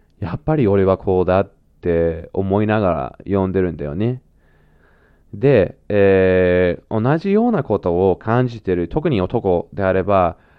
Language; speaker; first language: Japanese; non-native, fluent; English